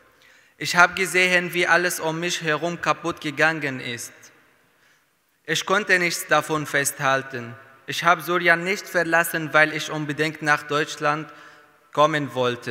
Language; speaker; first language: German; non-native, fluent; Arabic